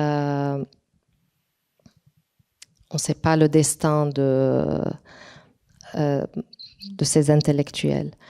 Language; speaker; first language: French; non-native, local second language; Arabic